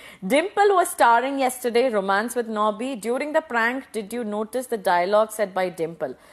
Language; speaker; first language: English; non-native, local second language; Malayalam